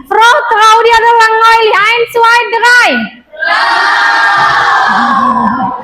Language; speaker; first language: German; non-native, learner; Indonesian